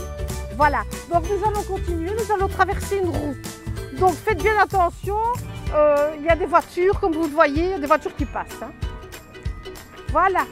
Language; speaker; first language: French; native; French